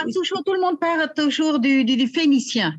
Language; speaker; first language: French; native; French